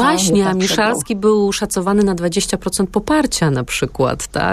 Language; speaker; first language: Polish; native; Polish